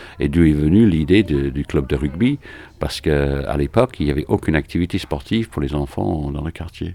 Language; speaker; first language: French; non-native, fluent; English